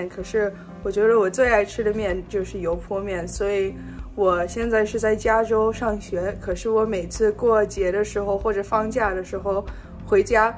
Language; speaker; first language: Chinese; early bilingual, heritage; Chinese